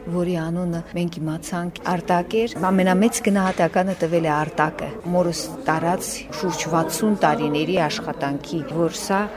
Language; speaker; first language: Armenian; native; Armenian